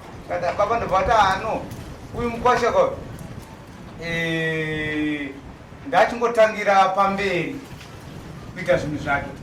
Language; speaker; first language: Shona; native; Shona